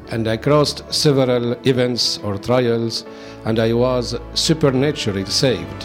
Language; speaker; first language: English; non-native, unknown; Arabic